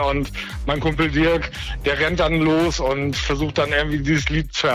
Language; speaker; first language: German; native; German